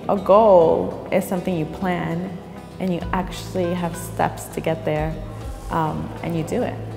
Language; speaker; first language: English; native; English